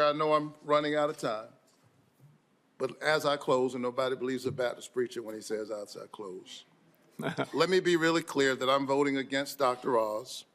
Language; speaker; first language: English; native; English